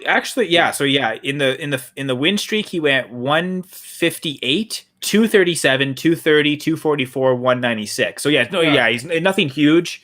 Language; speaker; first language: English; native; English